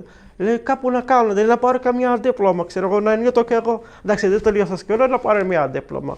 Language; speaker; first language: Greek; non-native, learner; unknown